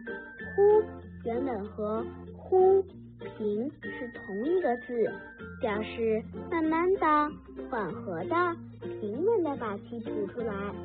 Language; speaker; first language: Chinese; native; Chinese